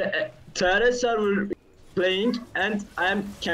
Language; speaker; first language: English; non-native, learner; Turkish